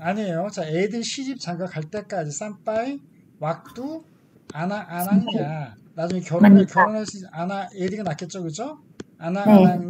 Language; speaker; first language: Korean; native; Korean